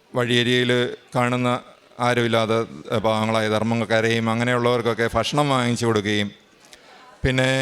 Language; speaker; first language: Malayalam; native; Malayalam